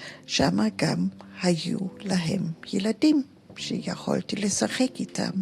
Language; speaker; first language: Hebrew; non-native, fluent; German